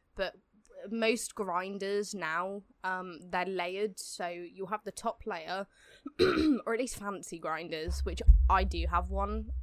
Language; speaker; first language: English; native; English